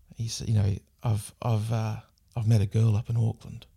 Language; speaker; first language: English; native; English